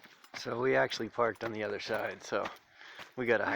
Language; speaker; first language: English; native; English